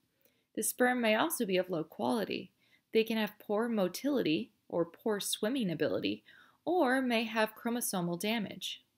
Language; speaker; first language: English; native; English